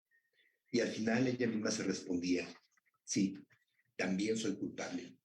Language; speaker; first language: Spanish; native; Spanish